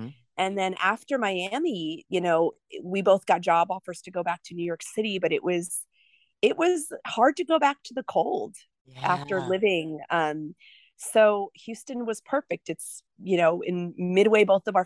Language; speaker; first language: English; native; English